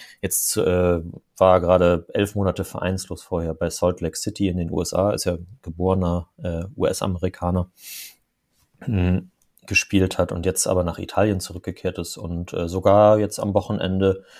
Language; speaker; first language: German; native; German